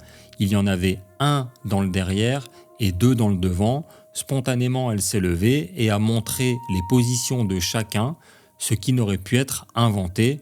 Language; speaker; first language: French; native; French